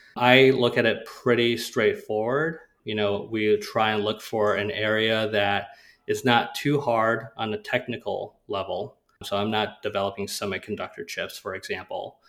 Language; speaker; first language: English; native; English